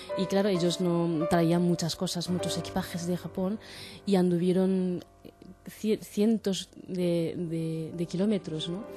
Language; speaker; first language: Spanish; non-native, fluent; Japanese